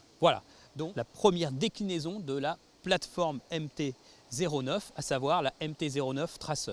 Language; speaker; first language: French; native; French